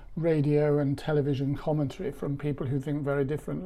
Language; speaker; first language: English; native; English